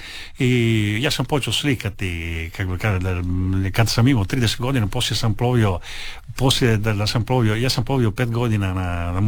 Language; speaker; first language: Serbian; non-native, fluent; Italian